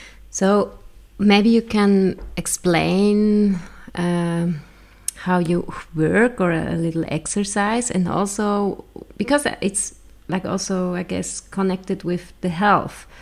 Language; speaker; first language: English; non-native, fluent; German